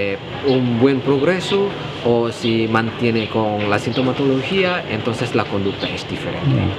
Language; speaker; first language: Spanish; non-native, fluent; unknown